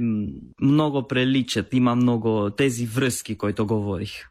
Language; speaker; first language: Bulgarian; non-native, fluent; Romanian